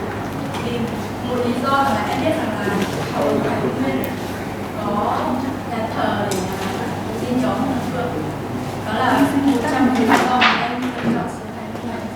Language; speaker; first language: Vietnamese; non-native, local second language; Hmong